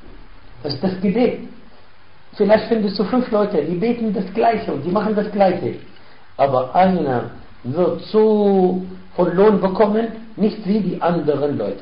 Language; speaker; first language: German; non-native, fluent; Arabic